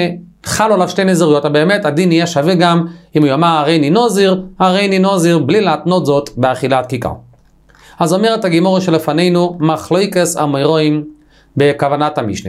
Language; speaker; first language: Hebrew; native; Hebrew